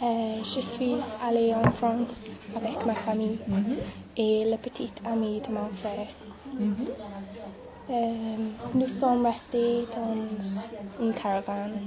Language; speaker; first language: French; non-native, learner; English